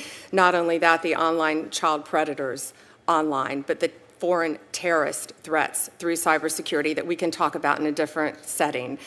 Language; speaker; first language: English; native; English